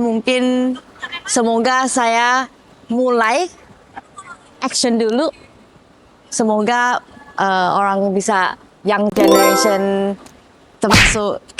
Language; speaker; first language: Indonesian; early bilingual, heritage; Indonesian